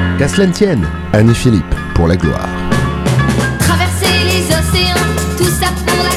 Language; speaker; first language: French; native; French